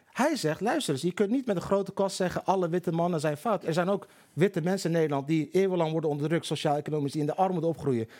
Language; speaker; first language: Dutch; early bilingual, other home language; Turkish